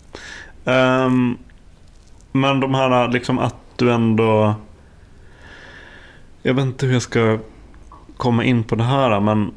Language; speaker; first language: Swedish; native; Swedish